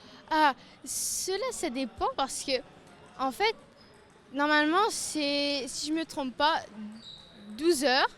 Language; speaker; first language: French; native; French